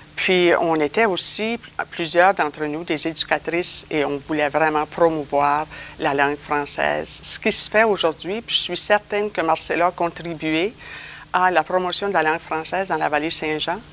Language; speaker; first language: French; native; French